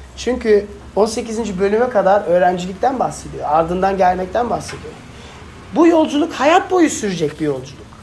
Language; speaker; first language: Turkish; non-native, fluent; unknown